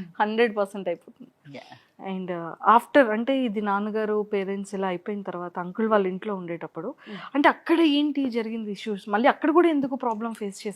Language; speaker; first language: Telugu; native; Telugu